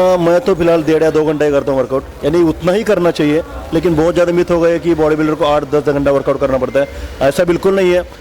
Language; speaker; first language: Hindi; non-native, local second language; Marathi